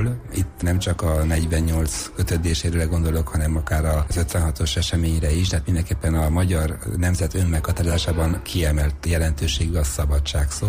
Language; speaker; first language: Hungarian; native; Hungarian